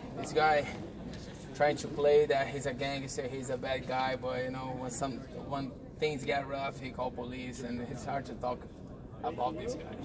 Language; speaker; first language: English; non-native, fluent; Portuguese